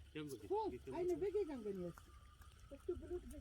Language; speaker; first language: German; non-native, learner; Arabic